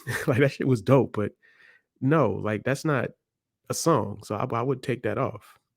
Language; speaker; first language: English; native; English